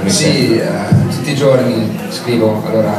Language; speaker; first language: Italian; early bilingual, heritage; English